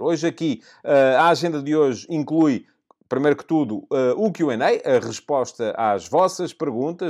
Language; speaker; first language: Portuguese; native; Portuguese